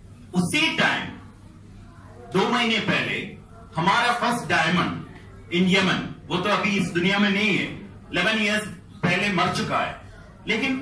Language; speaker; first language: Hindi; non-native, fluent; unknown